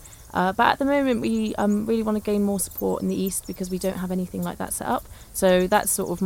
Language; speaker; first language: English; native; English